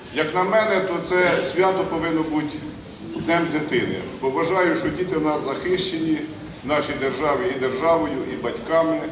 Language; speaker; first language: Ukrainian; native; Ukrainian